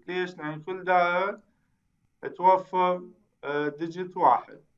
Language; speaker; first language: Arabic; native; Arabic